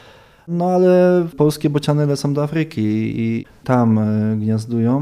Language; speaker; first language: Polish; native; Polish